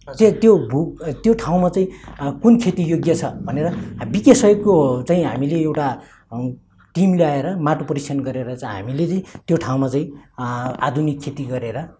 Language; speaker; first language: Nepali; non-native, local second language; Eastern Tamang